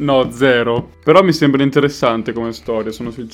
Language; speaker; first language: Italian; native; Italian